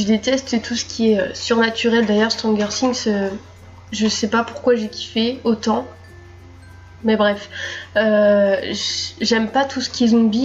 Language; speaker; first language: French; native; French